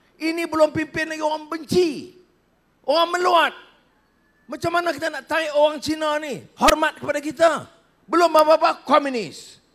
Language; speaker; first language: Malay; native; Malay